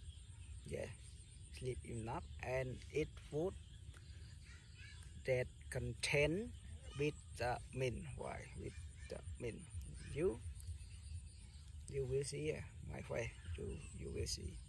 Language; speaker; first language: English; non-native, learner; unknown